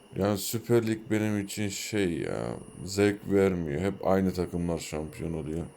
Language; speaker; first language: Turkish; early bilingual, heritage; Turkish